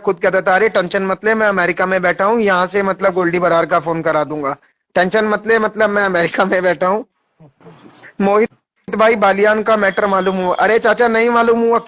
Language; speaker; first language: Hindi; native; Hindi